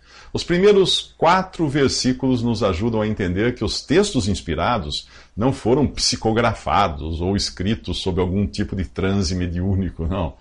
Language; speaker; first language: Portuguese; native; Portuguese